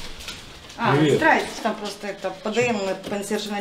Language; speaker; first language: Russian; native; Russian